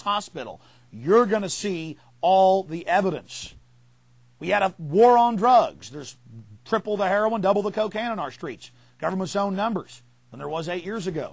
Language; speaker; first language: English; native; English